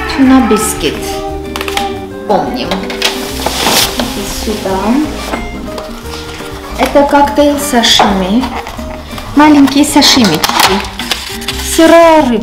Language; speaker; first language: Russian; non-native, fluent; Armenian